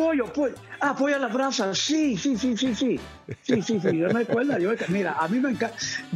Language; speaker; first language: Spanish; early bilingual, heritage; English